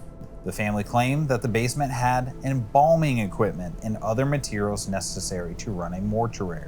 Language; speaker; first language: English; native; English